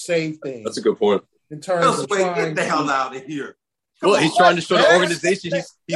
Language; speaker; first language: English; native; English